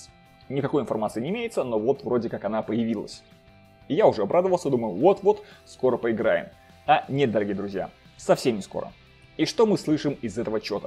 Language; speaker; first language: Russian; native; Russian